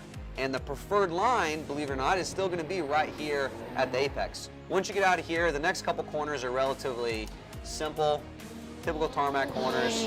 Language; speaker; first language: English; native; English